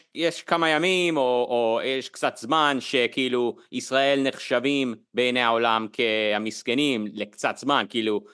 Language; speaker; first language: Hebrew; non-native, fluent; English